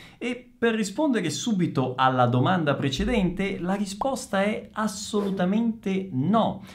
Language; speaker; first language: Italian; native; Italian